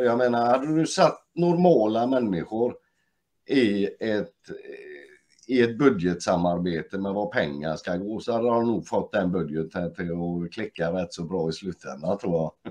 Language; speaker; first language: Swedish; native; Swedish